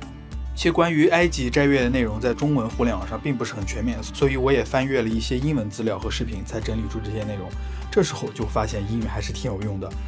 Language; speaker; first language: Chinese; native; Chinese